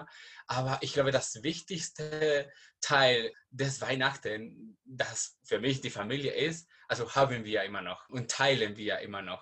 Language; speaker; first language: German; non-native, learner; Spanish